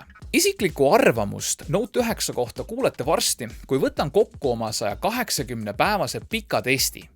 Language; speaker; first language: Estonian; native; Estonian